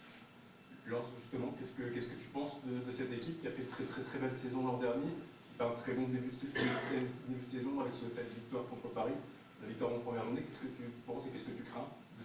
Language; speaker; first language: French; native; French